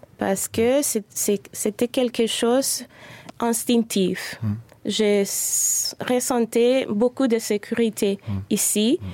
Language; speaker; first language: French; non-native, fluent; Spanish